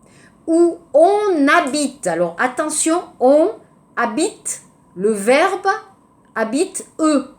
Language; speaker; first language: French; native; French